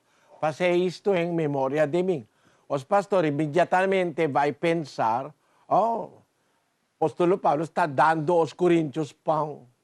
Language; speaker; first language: Portuguese; non-native, learner; Filipino